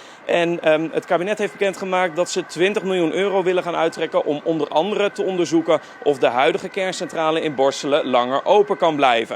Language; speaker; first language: Dutch; native; Dutch